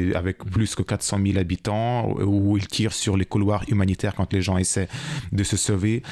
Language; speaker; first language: French; non-native, fluent; Ukrainian